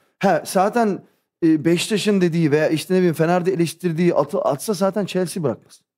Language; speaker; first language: Turkish; early bilingual, heritage; Turkish